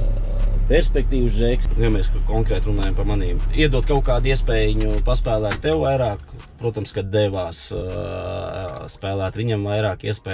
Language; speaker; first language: Latvian; non-native, local second language; Russian